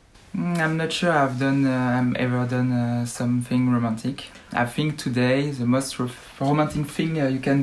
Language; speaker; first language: English; non-native, learner; French